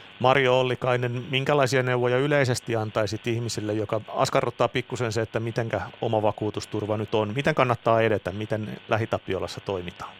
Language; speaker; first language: Finnish; native; Finnish